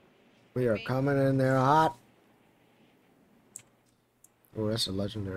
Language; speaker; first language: English; native; English